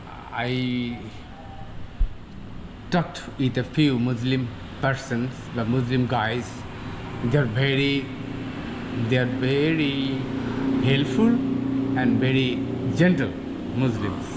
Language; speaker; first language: English; non-native, learner; Bangla